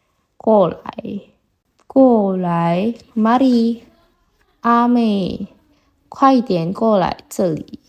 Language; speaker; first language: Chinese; non-native, fluent; Indonesian